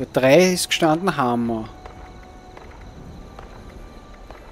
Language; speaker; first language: German; native; German